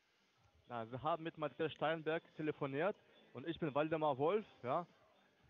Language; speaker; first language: German; non-native, learner; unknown